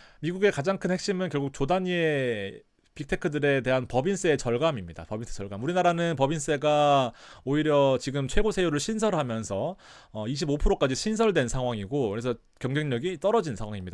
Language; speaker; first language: Korean; native; Korean